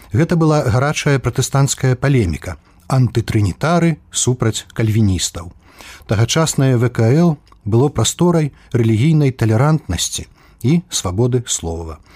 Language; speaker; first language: Belarusian; native; Belarusian